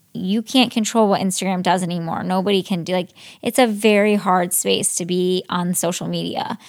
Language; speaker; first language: English; native; English